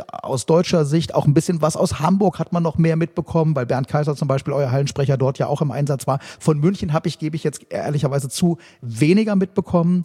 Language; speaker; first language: German; native; German